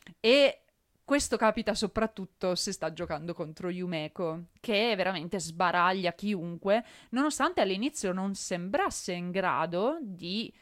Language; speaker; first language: Italian; native; Italian